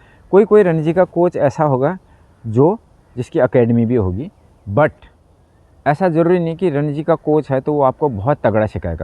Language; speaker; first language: Hindi; native; Hindi